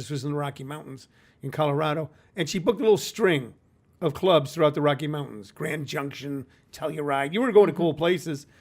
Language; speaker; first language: English; native; English